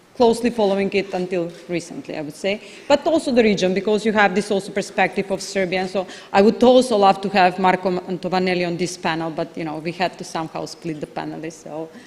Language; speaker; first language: English; non-native, fluent; Macedonian